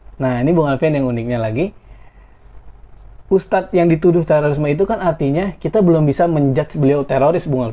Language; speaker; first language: Indonesian; native; Indonesian